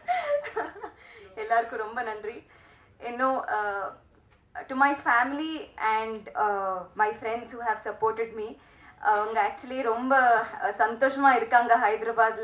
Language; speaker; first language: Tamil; non-native, learner; Telugu